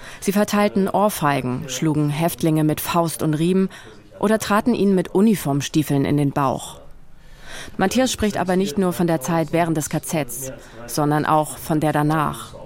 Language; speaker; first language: German; native; German